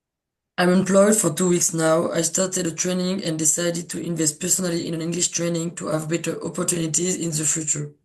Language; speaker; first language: English; non-native, learner; French